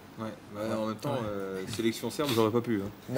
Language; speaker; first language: French; native; French